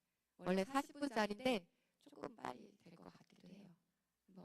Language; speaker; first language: Korean; native; Korean